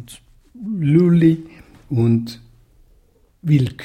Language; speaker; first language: German; early bilingual, other home language; Russian